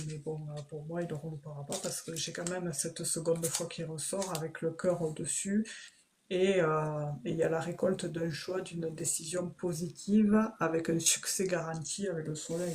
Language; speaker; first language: French; native; French